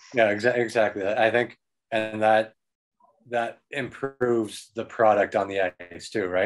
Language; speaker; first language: English; native; English